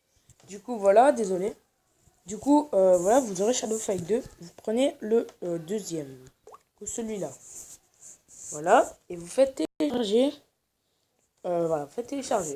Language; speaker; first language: French; native; French